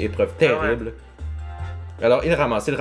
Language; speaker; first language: French; native; French